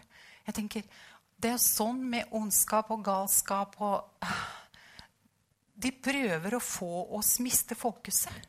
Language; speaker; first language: Norwegian; non-native, fluent; Russian